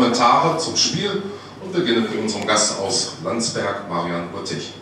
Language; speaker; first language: German; native; German